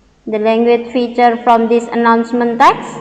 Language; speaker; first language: English; non-native, learner; Indonesian